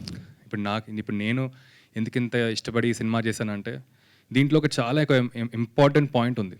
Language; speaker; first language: Telugu; native; Telugu